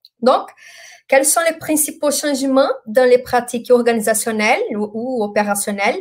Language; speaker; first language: French; non-native, learner; Portuguese